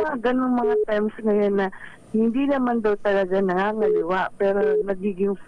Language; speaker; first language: Filipino; native; Filipino